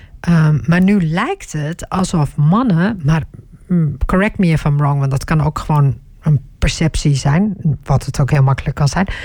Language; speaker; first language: Dutch; early bilingual, other home language; Turkish